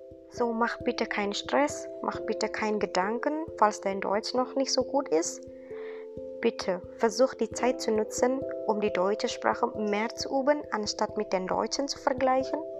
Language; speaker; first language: German; non-native, fluent; Indonesian